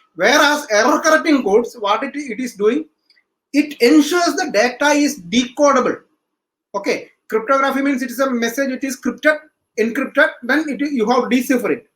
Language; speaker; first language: English; non-native, local second language; Malayalam